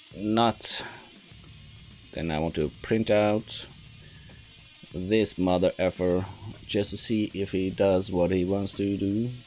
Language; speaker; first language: English; non-native, fluent; Norwegian